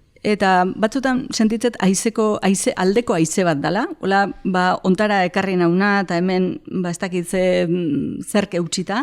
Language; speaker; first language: Basque; native; Basque